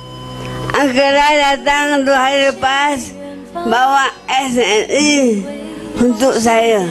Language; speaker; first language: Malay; non-native, local second language; Chinese